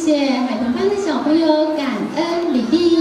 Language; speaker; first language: Chinese; native; Chinese